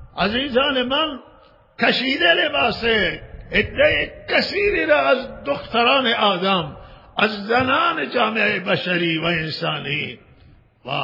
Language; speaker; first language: Persian; non-native, local second language; Baluchi